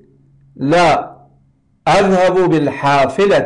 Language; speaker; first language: Arabic; non-native, fluent; Persian